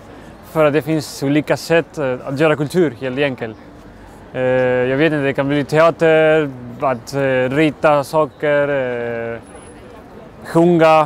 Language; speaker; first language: Swedish; non-native, local second language; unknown